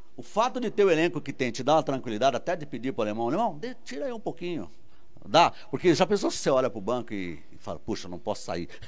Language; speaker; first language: Portuguese; native; Portuguese